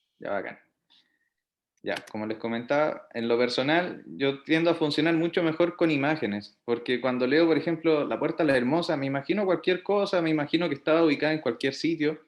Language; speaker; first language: Spanish; native; Spanish